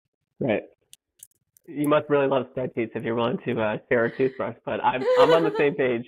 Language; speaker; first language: English; native; English